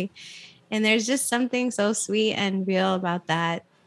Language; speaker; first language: English; native; English